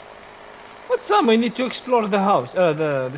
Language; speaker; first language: English; non-native, learner; Portuguese